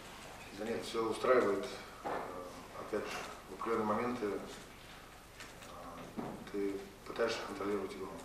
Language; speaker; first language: Russian; native; Russian